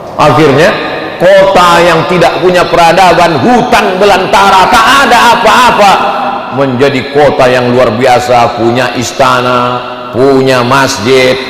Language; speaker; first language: Indonesian; native; Indonesian